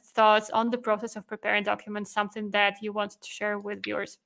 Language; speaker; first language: English; non-native, fluent; Russian